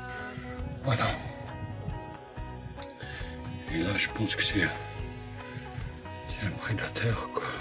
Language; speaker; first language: French; non-native, local second language; Kabyle